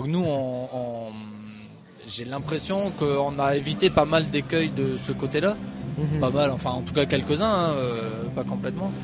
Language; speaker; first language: French; native; French